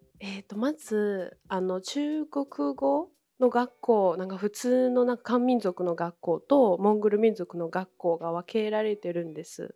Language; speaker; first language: Japanese; non-native, fluent; Chinese